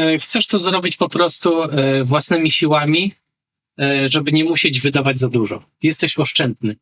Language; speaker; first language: Polish; native; Polish